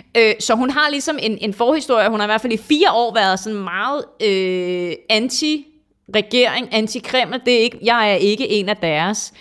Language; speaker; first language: Danish; native; Danish